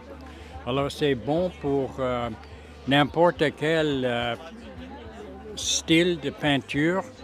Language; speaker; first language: French; non-native, local second language; English